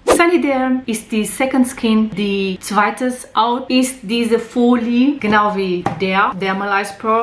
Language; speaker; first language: German; non-native, learner; Portuguese